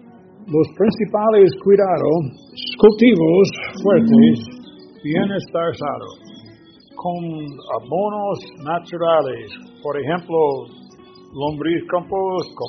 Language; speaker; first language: Spanish; non-native, learner; English